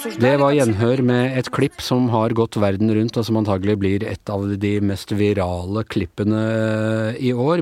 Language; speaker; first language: Norwegian; native; Norwegian